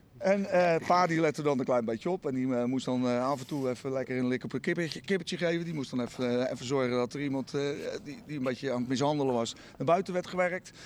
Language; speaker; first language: Dutch; native; Dutch